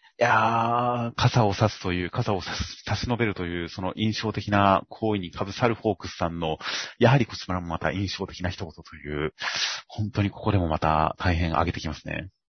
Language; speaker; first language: Japanese; native; Japanese